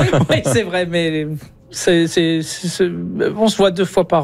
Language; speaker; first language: French; native; French